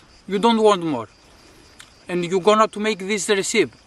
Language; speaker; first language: English; non-native, learner; Greek